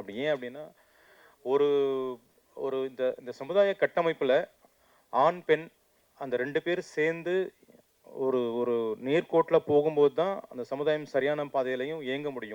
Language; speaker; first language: Tamil; native; Tamil